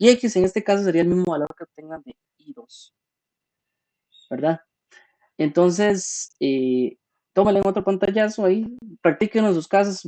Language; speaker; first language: Spanish; native; Spanish